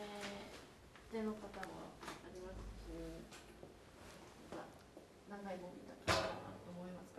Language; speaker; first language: Japanese; non-native, fluent; Korean